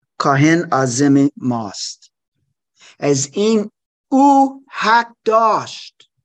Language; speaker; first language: Persian; non-native, learner; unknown